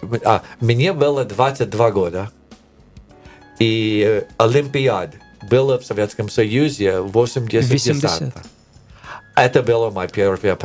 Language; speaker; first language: Ukrainian; non-native, learner; English